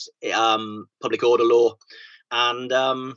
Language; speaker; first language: English; native; English